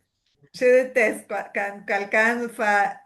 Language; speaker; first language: French; non-native, learner; Spanish